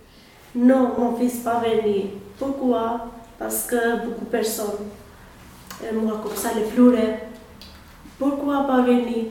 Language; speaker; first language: French; non-native, learner; Albanian